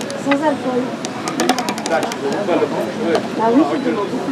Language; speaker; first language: French; native; French